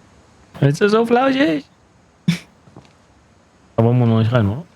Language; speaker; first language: German; native; German